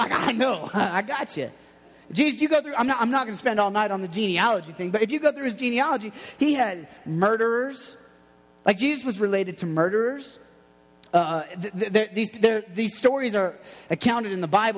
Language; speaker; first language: English; native; English